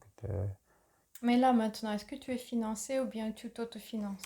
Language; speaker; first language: French; non-native, fluent; Russian